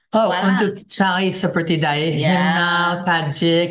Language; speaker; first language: Indonesian; non-native, fluent; English